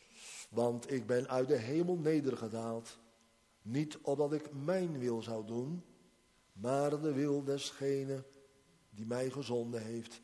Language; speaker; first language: Dutch; native; Dutch